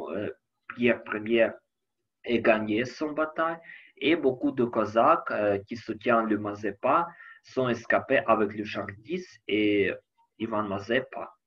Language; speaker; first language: French; non-native, learner; Ukrainian